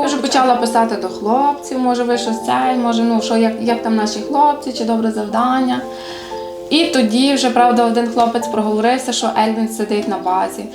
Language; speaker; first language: Ukrainian; native; Ukrainian